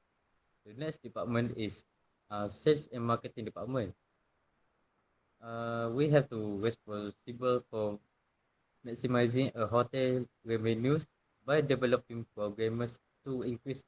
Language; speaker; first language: English; non-native, local second language; Malay